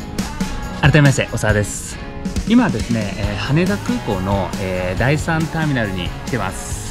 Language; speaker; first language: Japanese; native; Japanese